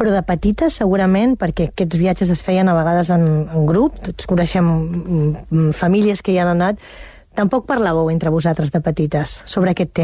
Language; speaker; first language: Catalan; native; Catalan